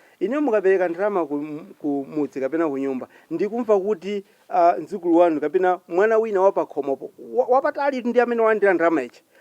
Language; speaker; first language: Nyanja; native; Nyanja